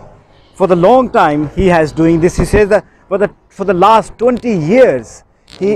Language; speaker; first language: English; non-native, local second language; Urdu